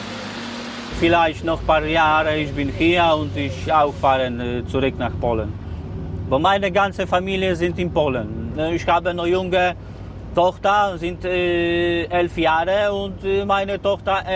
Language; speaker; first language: German; non-native, learner; Polish